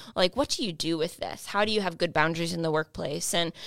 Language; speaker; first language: English; native; English